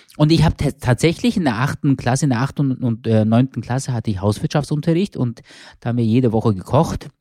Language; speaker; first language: German; early bilingual, other home language; Turkish